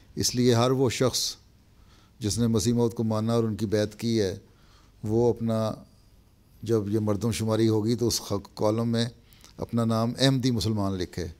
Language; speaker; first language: Urdu; native; Urdu